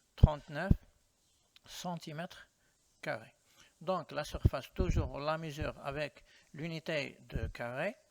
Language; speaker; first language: French; non-native, local second language; Arabic